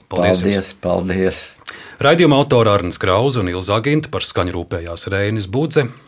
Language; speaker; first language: Latvian; native; Latvian